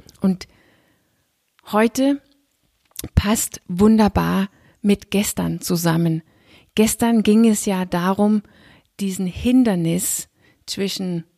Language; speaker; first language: German; non-native, fluent; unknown